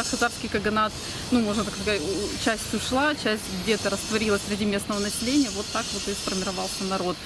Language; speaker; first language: Russian; native; Russian